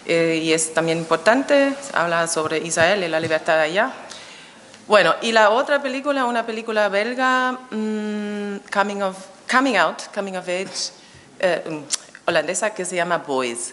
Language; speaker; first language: Spanish; non-native, fluent; German